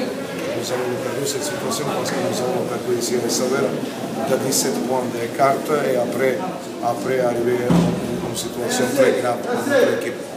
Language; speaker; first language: French; non-native, learner; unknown